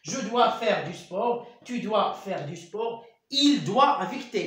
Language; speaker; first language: French; non-native, local second language; Arabic